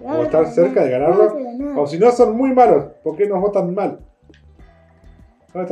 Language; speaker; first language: Spanish; native; Spanish